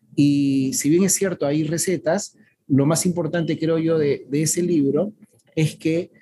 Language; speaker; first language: Spanish; native; Spanish